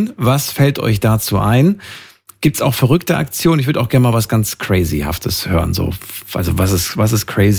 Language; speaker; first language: German; native; German